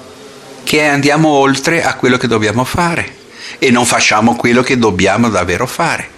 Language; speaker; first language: Italian; non-native, fluent; Portuguese